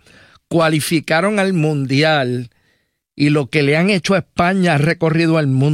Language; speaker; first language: Spanish; native; Spanish